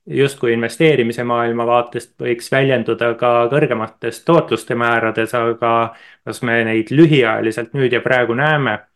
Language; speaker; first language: Estonian; native; Estonian